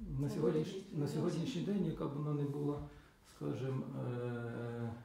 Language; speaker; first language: Ukrainian; native; Ukrainian